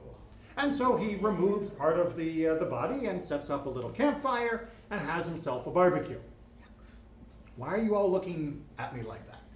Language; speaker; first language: English; native; English